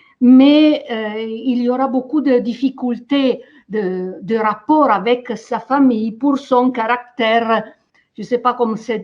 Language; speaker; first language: French; non-native, fluent; Italian